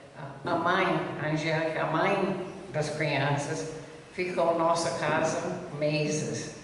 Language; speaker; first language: Portuguese; non-native, fluent; English